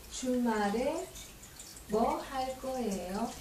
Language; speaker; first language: Korean; non-native, learner; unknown